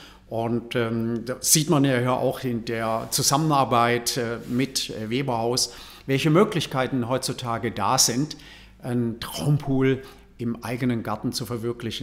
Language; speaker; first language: German; native; German